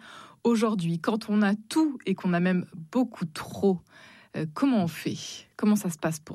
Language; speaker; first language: French; native; French